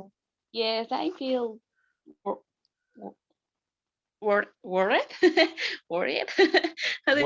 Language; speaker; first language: English; non-native, learner; Spanish